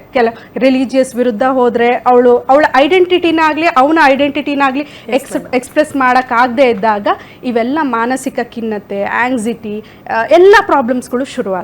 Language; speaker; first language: Kannada; native; Kannada